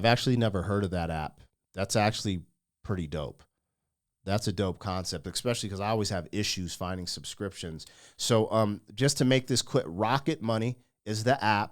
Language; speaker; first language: English; native; English